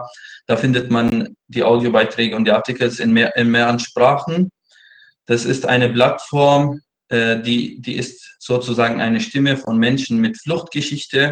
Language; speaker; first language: German; non-native, fluent; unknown